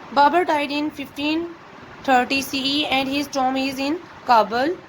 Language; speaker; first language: English; non-native, local second language; Urdu